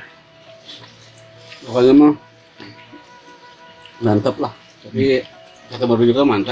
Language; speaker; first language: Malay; non-native, local second language; Sundanese